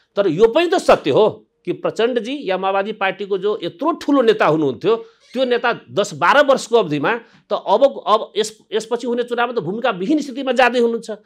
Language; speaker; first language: Nepali; non-native, local second language; Maithili